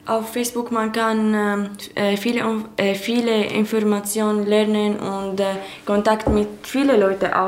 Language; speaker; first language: German; non-native, learner; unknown